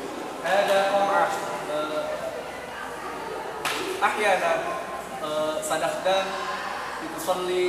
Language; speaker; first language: Arabic; non-native, learner; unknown